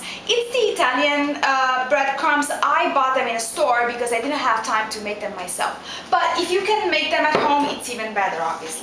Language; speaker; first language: English; non-native, fluent; Italian